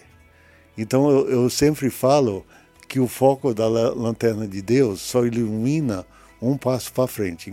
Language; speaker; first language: Portuguese; early bilingual, other home language; English